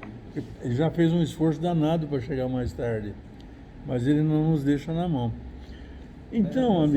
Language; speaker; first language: Portuguese; native; Portuguese